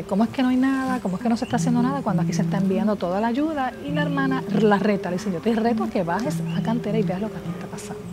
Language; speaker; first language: Spanish; native; Spanish